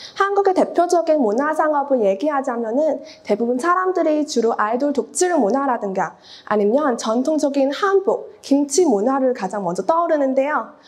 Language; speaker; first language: Korean; non-native, fluent; Cantonese